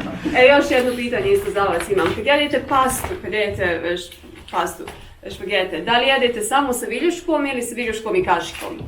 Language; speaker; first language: Bosnian; native; Bosnian